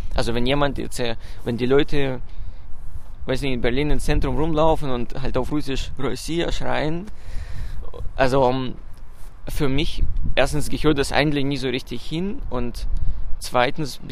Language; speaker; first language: German; non-native, fluent; Russian